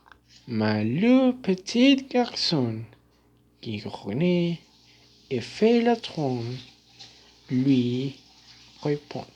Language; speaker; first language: French; non-native, learner; Spanish